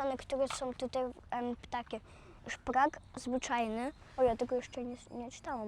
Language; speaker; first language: Polish; early bilingual, other home language; Russian